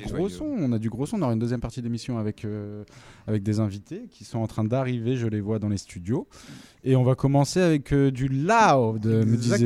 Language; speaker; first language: French; native; French